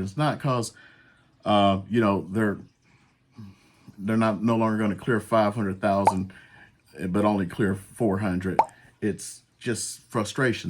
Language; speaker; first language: English; native; English